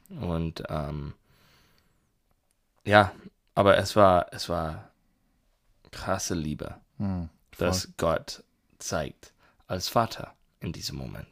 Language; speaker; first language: German; non-native, learner; English